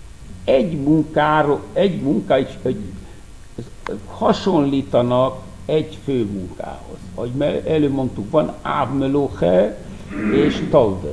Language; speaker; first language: Hungarian; non-native, fluent; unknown